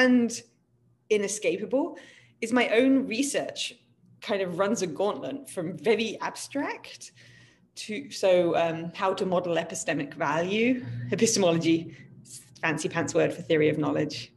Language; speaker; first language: English; native; English